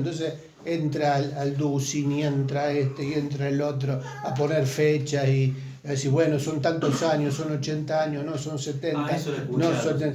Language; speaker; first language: Spanish; native; Spanish